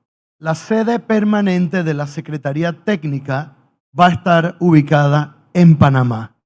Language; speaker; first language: Spanish; native; Spanish